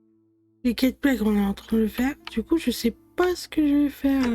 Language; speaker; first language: French; native; French